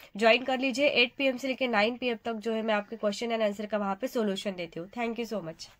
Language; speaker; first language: Hindi; native; Hindi